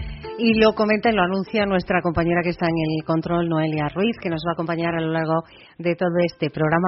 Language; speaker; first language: Spanish; native; Spanish